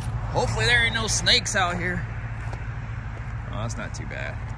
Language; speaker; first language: English; native; English